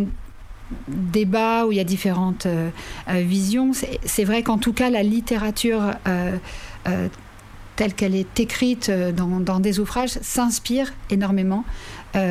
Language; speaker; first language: French; native; French